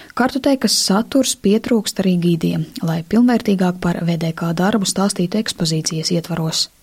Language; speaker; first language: Latvian; native; Latvian